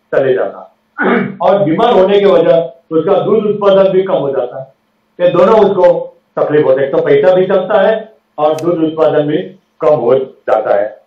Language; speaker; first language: Hindi; non-native, local second language; Gujarati